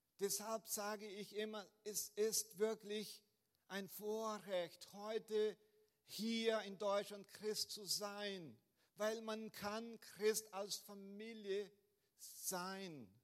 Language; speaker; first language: German; non-native, fluent; Portuguese